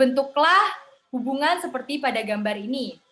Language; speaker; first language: Indonesian; native; Indonesian